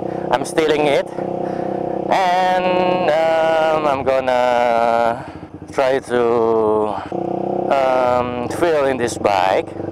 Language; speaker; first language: English; non-native, learner; Indonesian